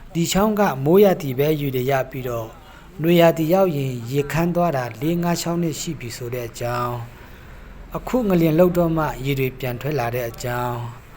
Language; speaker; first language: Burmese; non-native, local second language; Pa'o Karen